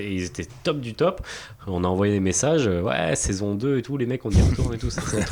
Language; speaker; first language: French; native; French